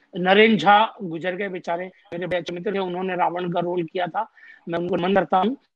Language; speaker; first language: Hindi; native; Hindi